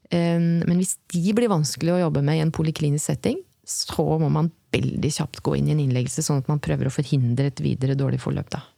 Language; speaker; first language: Norwegian; native; Norwegian